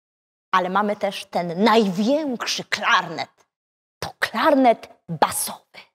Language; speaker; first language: Polish; native; Polish